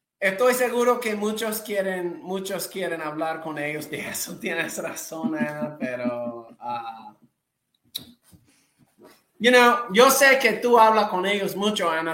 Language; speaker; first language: Spanish; non-native, fluent; English